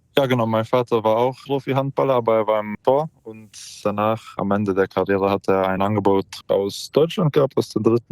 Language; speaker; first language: German; non-native, local second language; Polish